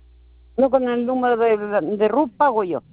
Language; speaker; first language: Spanish; native; Spanish